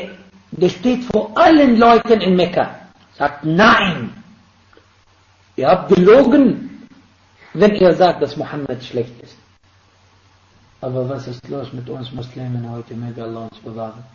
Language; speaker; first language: German; non-native, fluent; Arabic